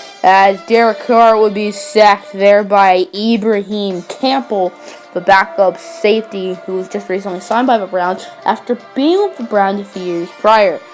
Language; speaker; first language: English; native; English